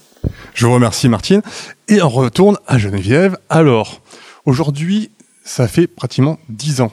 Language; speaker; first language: French; native; French